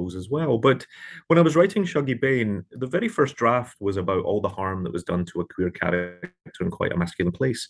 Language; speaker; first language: English; native; English